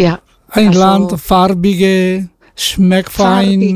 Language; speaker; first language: German; non-native, fluent; Spanish